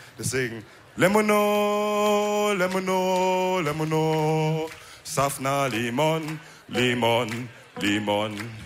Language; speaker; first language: German; early bilingual, other home language; Wolof